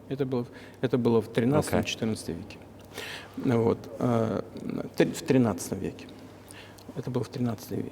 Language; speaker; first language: Russian; native; Russian